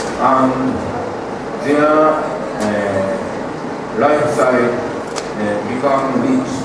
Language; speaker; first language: English; non-native, learner; Japanese